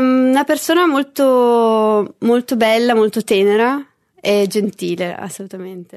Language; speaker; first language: Italian; native; Italian